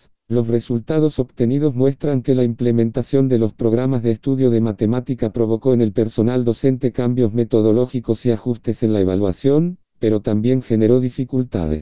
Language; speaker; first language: Spanish; native; Spanish